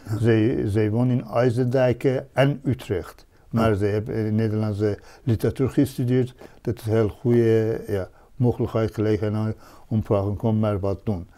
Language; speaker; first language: Dutch; non-native, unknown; Persian